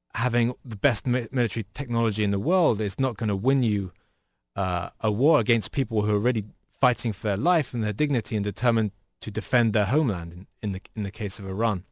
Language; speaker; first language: English; native; English